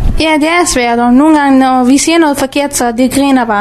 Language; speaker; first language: Danish; early bilingual, other home language; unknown